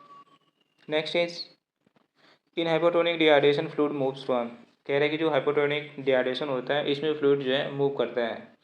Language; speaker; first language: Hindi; native; Hindi